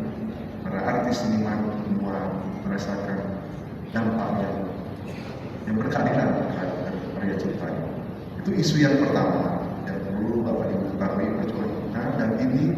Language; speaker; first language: Indonesian; native; Indonesian